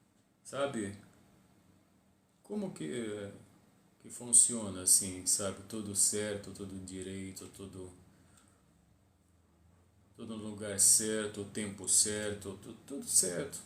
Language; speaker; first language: Portuguese; non-native, fluent; Arabic